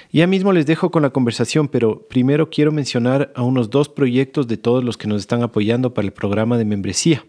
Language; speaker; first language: Spanish; native; Spanish